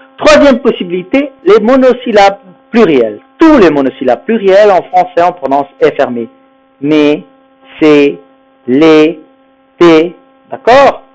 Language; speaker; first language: French; non-native, fluent; Spanish